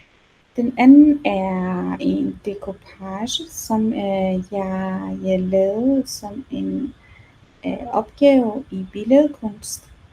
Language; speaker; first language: Danish; non-native, learner; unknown